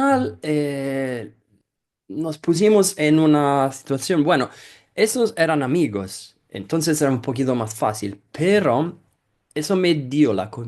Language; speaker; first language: Spanish; non-native, fluent; Italian